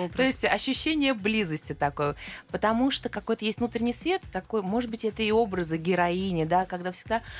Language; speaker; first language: Russian; native; Russian